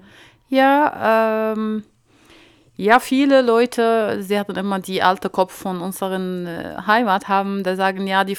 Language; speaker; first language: German; non-native, learner; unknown